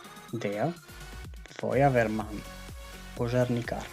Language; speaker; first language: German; non-native, fluent; Macedonian